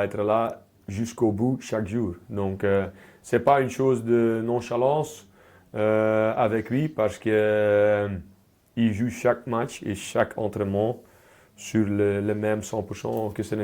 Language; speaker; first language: French; non-native, local second language; Dutch